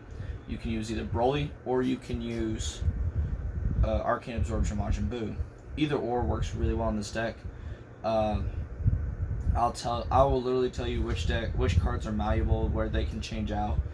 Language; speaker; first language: English; native; English